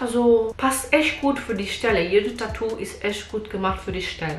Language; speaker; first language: German; non-native, learner; Portuguese